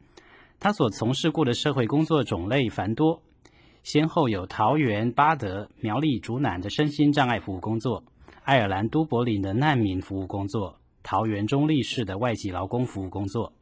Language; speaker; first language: Chinese; native; Chinese